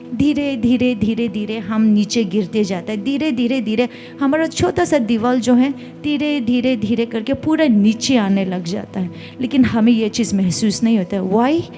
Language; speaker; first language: Hindi; non-native, local second language; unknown